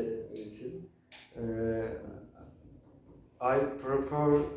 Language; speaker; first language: English; non-native, learner; Turkish